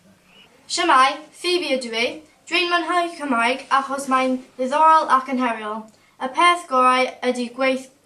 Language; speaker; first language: Welsh; non-native, local second language; English